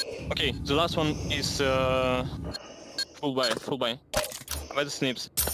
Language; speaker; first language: English; non-native, learner; Russian